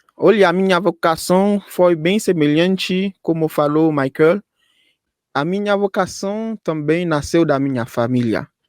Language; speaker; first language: Portuguese; non-native, fluent; Haitian Creole